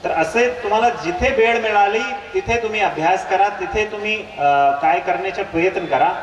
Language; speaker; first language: Marathi; non-native, local second language; Hindi